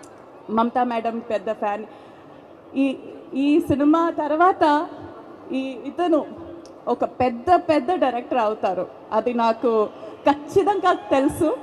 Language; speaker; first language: Telugu; non-native, fluent; Malayalam